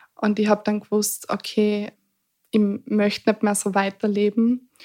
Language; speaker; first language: German; native; German